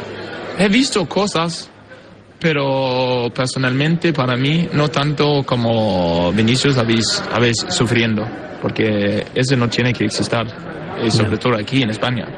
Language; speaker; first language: Spanish; non-native, fluent; Portuguese